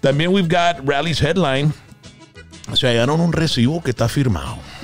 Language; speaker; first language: Spanish; early bilingual, other home language; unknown